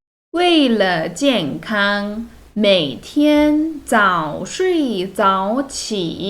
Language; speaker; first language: Chinese; non-native, fluent; Korean